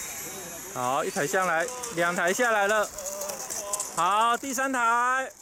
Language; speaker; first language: Chinese; native; Chinese